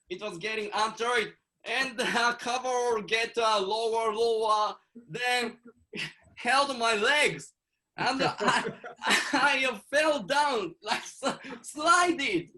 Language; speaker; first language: English; non-native, learner; Japanese